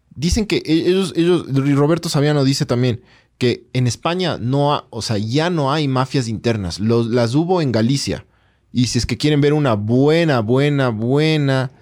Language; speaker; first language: Spanish; native; Spanish